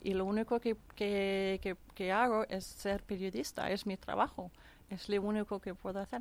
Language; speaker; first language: Spanish; non-native, fluent; Danish